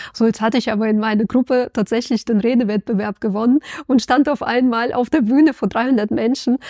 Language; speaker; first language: German; non-native, fluent; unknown